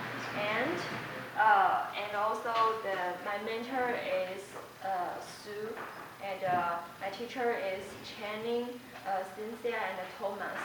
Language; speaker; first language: English; non-native, fluent; Chinese